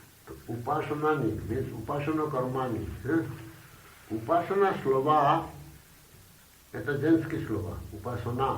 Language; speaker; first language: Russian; non-native, learner; Bangla